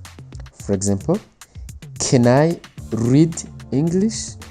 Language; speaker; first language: English; non-native, local second language; Kinyarwanda